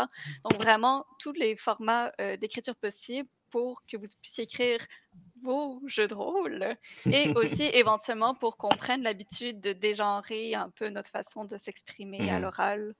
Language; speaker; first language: French; native; French